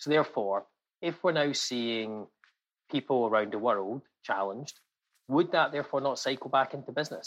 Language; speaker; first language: English; native; English